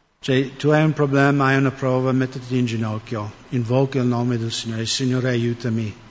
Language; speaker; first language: Italian; non-native, fluent; English